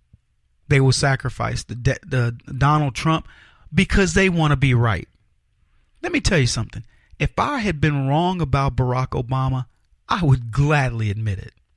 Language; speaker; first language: English; native; English